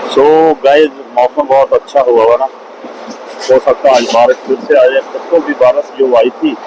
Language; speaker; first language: Hindi; non-native, local second language; Punjabi